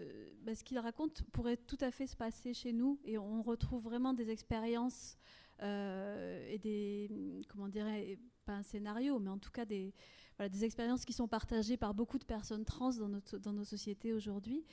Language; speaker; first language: French; native; French